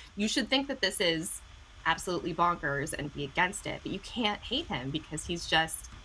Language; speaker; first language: English; native; English